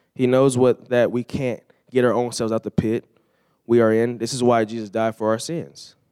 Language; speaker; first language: English; native; English